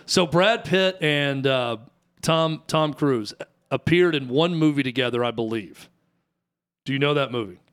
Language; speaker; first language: English; native; English